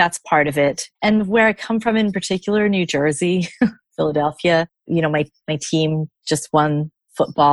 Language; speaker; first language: English; native; English